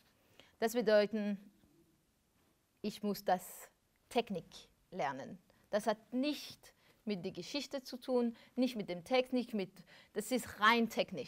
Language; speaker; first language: German; non-native, fluent; French